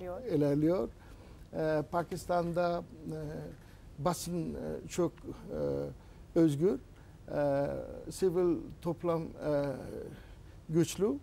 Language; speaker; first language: Turkish; non-native, learner; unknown